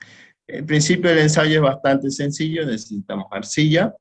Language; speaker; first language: Spanish; native; Spanish